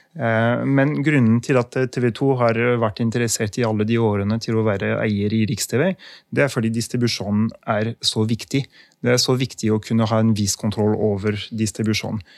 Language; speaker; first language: Norwegian; non-native, fluent; French